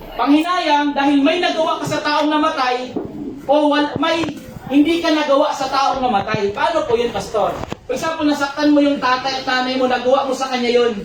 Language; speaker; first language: Filipino; non-native, local second language; Cebuano